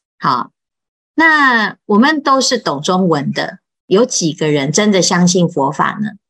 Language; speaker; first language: Chinese; native; Chinese